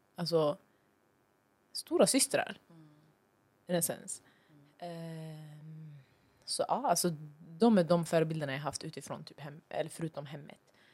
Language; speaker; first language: Swedish; early bilingual, other home language; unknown